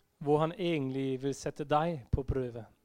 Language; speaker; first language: Norwegian; non-native, fluent; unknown